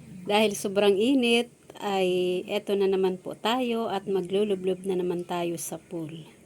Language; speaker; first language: Filipino; native; Filipino